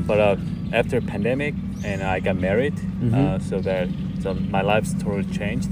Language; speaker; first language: English; non-native, fluent; Korean